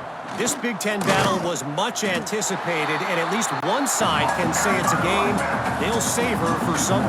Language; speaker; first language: English; native; English